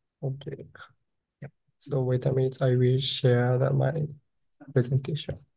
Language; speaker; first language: English; non-native, learner; Khmer